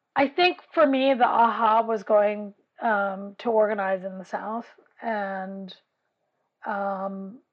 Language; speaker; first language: English; native; English